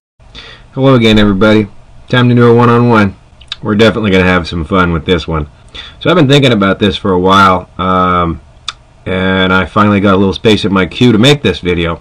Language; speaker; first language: English; native; English